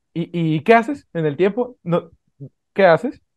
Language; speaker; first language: Spanish; native; Spanish